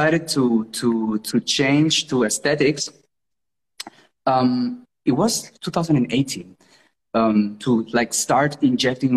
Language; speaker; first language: English; non-native, fluent; Spanish